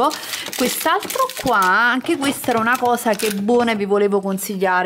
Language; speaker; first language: Italian; native; Italian